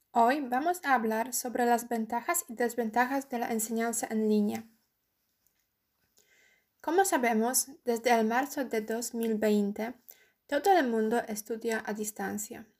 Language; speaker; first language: Spanish; non-native, learner; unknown